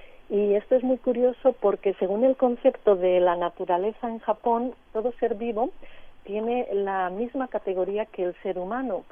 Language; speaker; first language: Spanish; native; Spanish